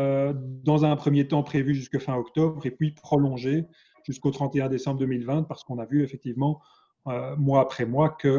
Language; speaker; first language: French; native; French